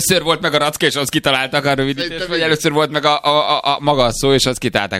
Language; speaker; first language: Hungarian; native; Hungarian